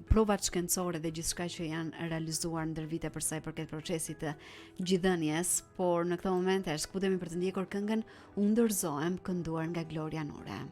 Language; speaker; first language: Albanian; native; Albanian